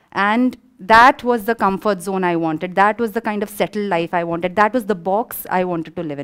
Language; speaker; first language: English; non-native, local second language; Malayalam